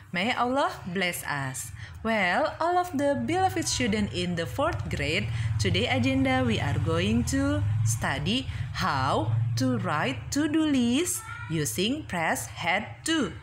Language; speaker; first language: English; non-native, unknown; Indonesian